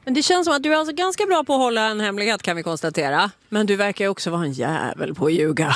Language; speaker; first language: Swedish; native; Swedish